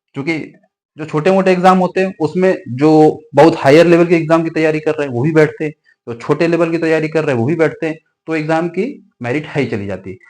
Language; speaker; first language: Hindi; native; Hindi